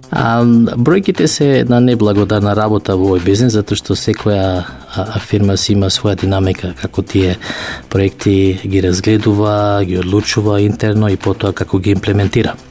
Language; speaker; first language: Macedonian; native; Macedonian